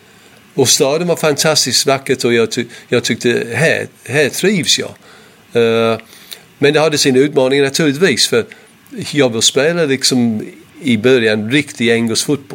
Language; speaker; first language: Swedish; non-native, fluent; English